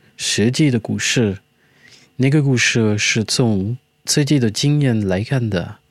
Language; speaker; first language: Chinese; non-native, learner; French